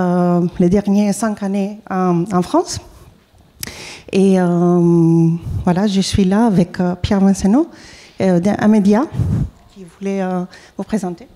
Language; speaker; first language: French; non-native, fluent; Greek